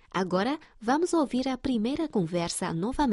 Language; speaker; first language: Portuguese; non-native, fluent; Chinese